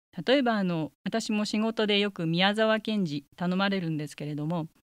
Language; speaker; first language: Japanese; native; Japanese